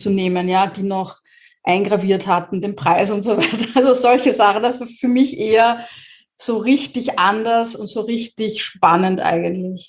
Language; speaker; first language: German; native; German